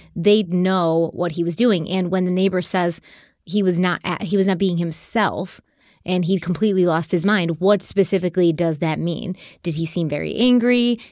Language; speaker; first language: English; native; English